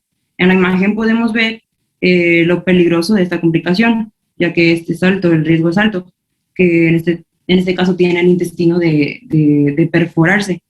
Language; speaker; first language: Spanish; native; Spanish